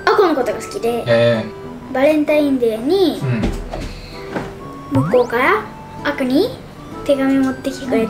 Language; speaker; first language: Japanese; native; Japanese